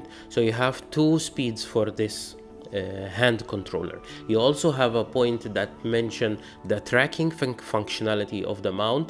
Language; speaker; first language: English; non-native, fluent; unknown